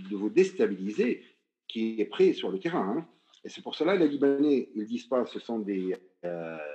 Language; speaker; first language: French; non-native, local second language; Arabic